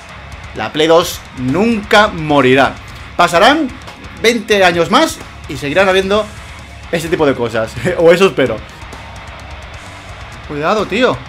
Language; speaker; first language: Spanish; native; Spanish